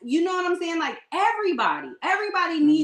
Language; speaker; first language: English; native; English